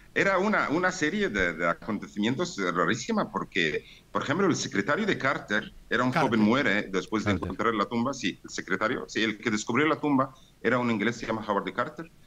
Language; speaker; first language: Spanish; non-native, fluent; Arabic